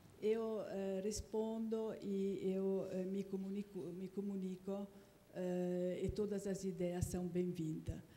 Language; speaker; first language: Portuguese; non-native, fluent; Italian